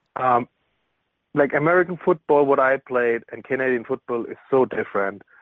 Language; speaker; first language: English; non-native, fluent; German